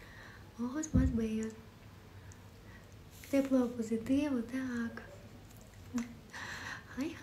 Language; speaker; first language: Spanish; non-native, learner; Ukrainian